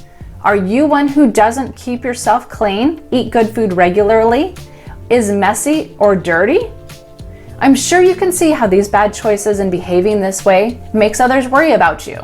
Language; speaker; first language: English; native; English